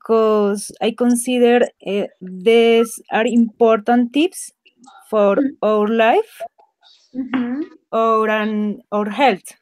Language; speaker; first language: English; non-native, learner; Spanish